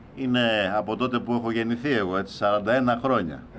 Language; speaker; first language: Greek; native; Greek